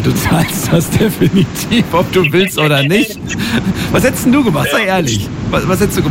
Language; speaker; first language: German; native; German